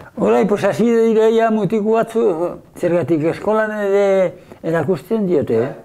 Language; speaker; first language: Basque; native; Basque